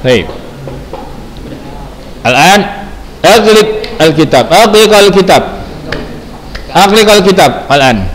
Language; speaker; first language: Arabic; non-native, fluent; Indonesian